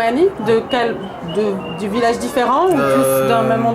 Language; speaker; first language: French; native; French